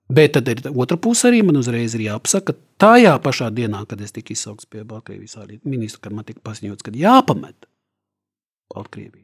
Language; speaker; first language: Latvian; native; Latvian